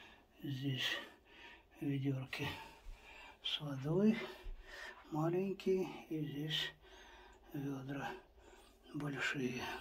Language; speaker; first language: Russian; native; Russian